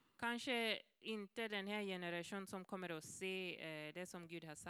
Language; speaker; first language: Swedish; non-native, learner; Swahili